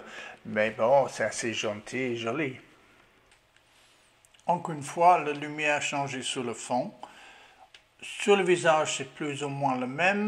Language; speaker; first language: French; non-native, learner; English